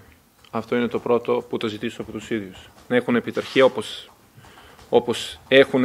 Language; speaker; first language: Greek; non-native, fluent; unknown